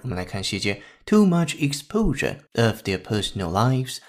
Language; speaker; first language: English; non-native, fluent; Chinese